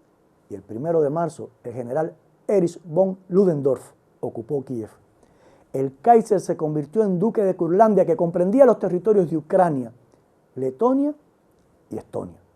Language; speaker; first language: Spanish; native; Spanish